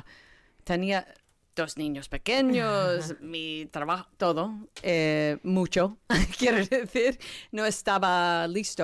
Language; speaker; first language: Spanish; non-native, learner; English